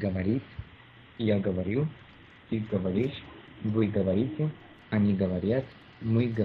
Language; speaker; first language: Russian; non-native, learner; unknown